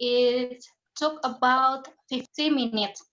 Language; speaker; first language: English; non-native, learner; Indonesian